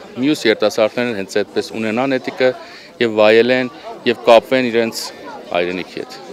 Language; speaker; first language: Armenian; early bilingual, heritage; Armenian